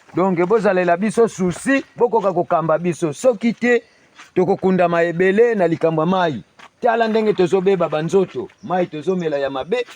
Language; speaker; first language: Lingala; non-native, local second language; Kongo